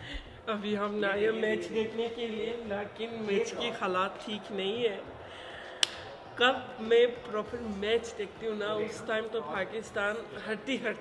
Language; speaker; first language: Hindi; non-native, learner; Turkish